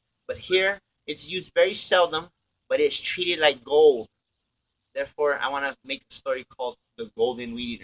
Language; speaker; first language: English; native; English